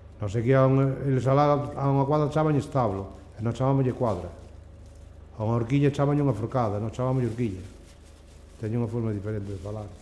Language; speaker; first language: Galician; native; Galician